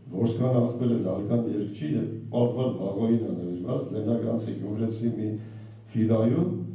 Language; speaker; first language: Armenian; native; Armenian